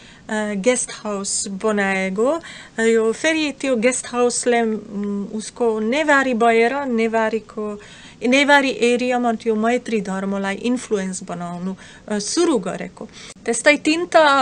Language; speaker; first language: Nepali; non-native, fluent; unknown